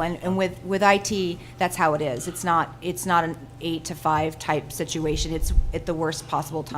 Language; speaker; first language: English; native; English